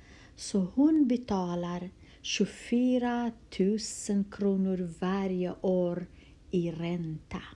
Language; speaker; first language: Swedish; non-native, fluent; Kurdish